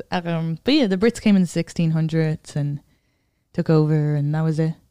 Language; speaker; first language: English; native; English